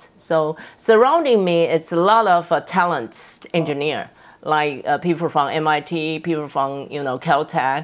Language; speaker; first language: English; non-native, fluent; Chinese